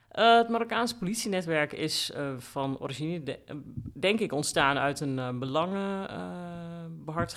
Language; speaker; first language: Dutch; native; Dutch